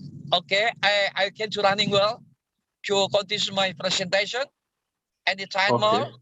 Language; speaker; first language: English; non-native, learner; Indonesian